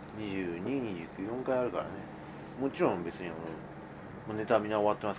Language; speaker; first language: Japanese; native; Japanese